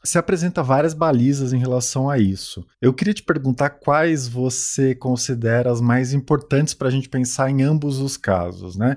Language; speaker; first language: Portuguese; native; Portuguese